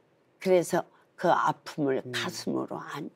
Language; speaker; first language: Korean; native; Korean